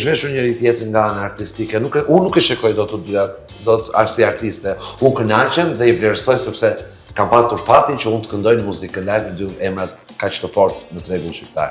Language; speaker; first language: Albanian; native; Albanian